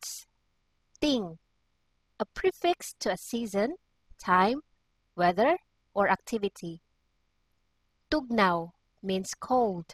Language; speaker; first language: English; non-native, local second language; Cebuano